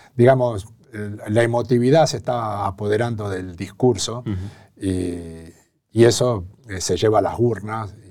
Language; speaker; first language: Spanish; native; Spanish